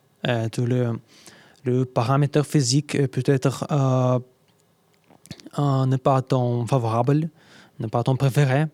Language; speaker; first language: French; non-native, learner; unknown